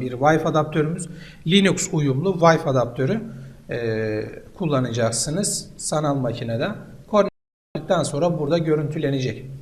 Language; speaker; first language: Turkish; native; Turkish